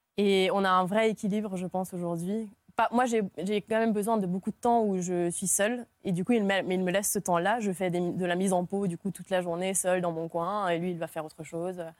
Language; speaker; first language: French; early bilingual, other home language; Hungarian